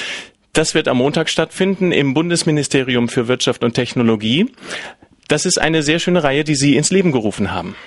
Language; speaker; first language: German; native; German